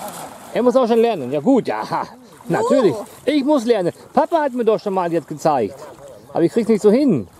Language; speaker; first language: German; native; German